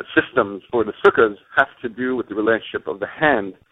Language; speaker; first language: English; native; English